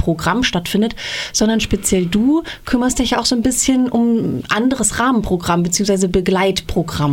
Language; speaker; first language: German; native; German